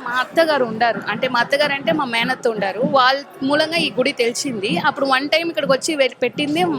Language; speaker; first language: Telugu; native; Telugu